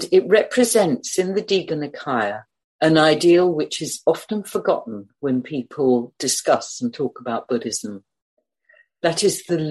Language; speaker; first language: English; native; English